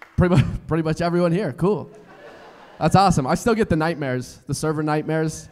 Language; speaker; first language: English; native; English